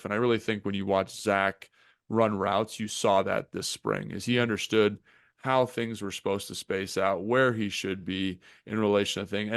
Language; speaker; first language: English; native; English